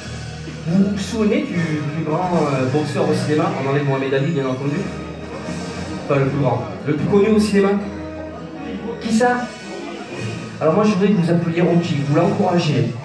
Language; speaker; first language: French; native; French